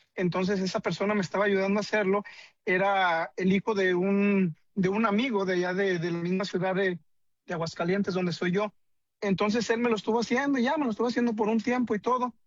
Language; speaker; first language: Spanish; native; Spanish